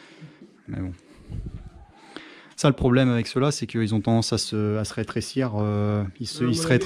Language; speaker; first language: French; native; French